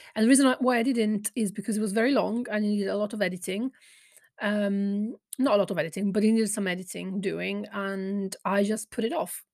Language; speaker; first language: English; non-native, fluent; Italian